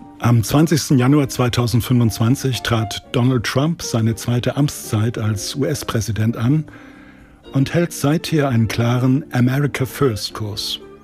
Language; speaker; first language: German; native; German